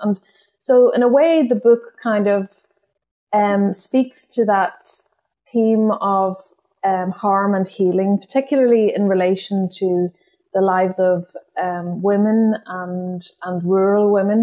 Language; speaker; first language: English; non-native, local second language; Irish